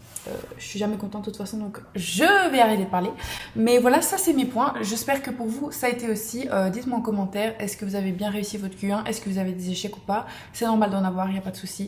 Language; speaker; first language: French; native; French